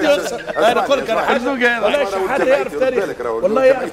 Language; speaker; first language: Arabic; native; Arabic